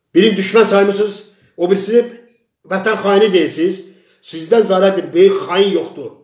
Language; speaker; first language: Azerbaijani; non-native, local second language; Talysh